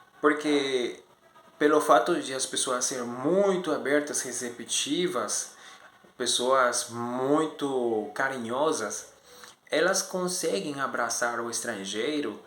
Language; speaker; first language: Portuguese; non-native, fluent; Spanish